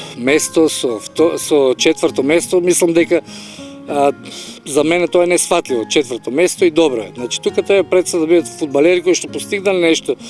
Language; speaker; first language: Macedonian; native; Macedonian